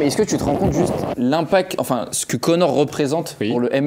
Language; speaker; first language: French; native; French